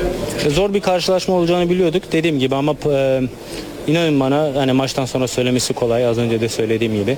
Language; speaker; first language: Turkish; native; Turkish